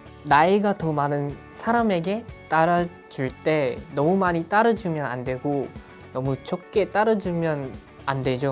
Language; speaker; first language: Korean; non-native, fluent; English